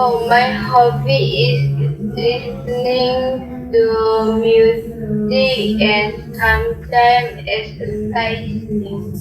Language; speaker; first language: English; non-native, local second language; Malay